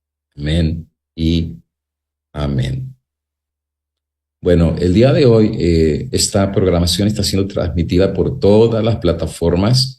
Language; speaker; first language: Spanish; native; Spanish